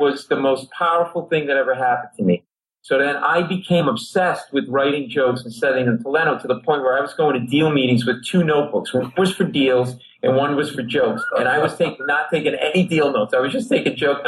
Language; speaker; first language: English; native; English